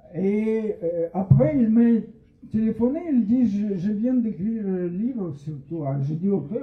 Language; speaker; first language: French; non-native, fluent; Russian